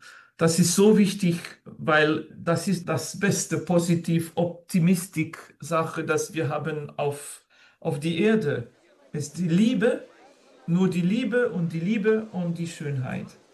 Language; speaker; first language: German; non-native, fluent; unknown